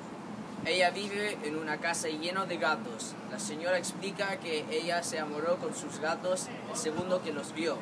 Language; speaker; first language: Spanish; non-native, learner; English